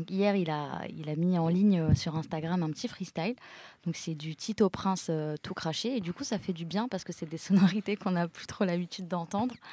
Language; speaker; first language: French; native; French